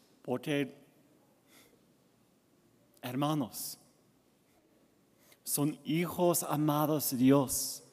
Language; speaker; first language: Spanish; non-native, learner; English